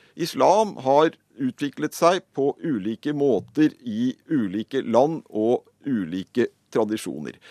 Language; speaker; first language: Norwegian; native; Norwegian